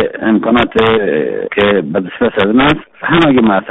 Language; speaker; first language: Persian; native; Persian